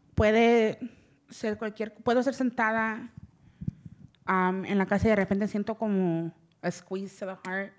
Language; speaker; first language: Spanish; early bilingual, heritage; Spanish